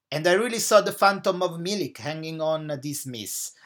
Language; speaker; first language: English; non-native, fluent; Italian